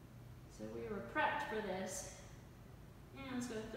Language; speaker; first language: English; native; English